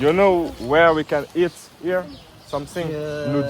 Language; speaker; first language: English; non-native, learner; French